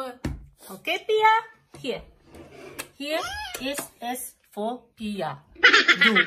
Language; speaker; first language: German; non-native, learner; Filipino